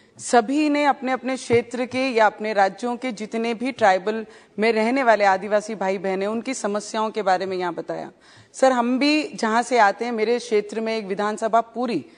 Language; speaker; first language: Hindi; non-native, local second language; Punjabi